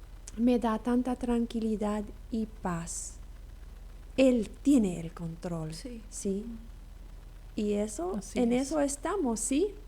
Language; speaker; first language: Spanish; non-native, local second language; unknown